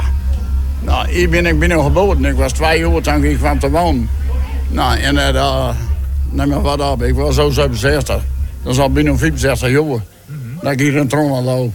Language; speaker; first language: Dutch; native; Dutch